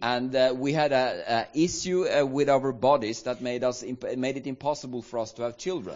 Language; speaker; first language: English; non-native, fluent; Swedish